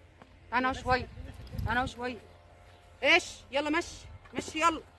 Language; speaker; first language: Arabic; native; Arabic